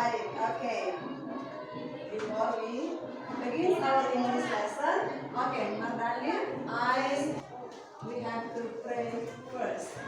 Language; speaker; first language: English; non-native, learner; Indonesian